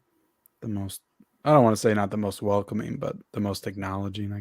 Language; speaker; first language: English; native; English